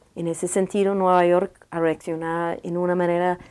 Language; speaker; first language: Spanish; non-native, learner; English